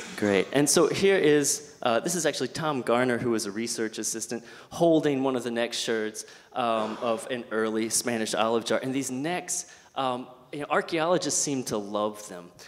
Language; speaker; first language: English; native; English